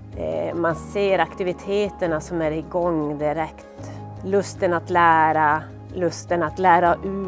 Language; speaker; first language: Swedish; native; Swedish